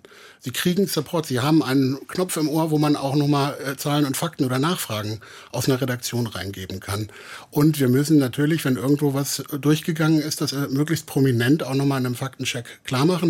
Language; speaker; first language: German; native; German